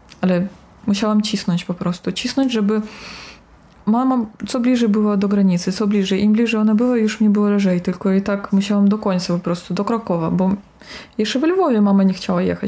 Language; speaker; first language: Polish; non-native, fluent; Russian